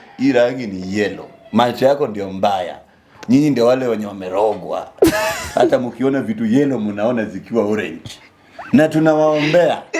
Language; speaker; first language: Swahili; non-native, local second language; Luo (Kenya and Tanzania)